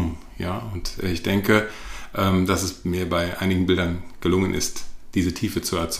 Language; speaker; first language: German; native; German